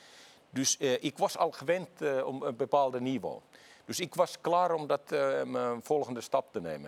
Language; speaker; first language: Dutch; non-native, fluent; Finnish